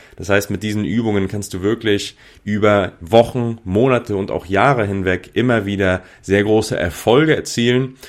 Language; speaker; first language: German; native; German